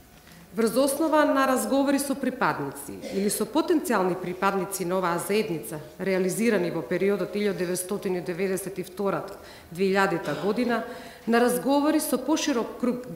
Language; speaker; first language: Macedonian; native; Macedonian